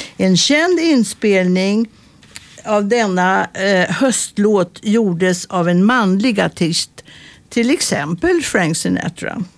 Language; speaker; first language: Swedish; native; Swedish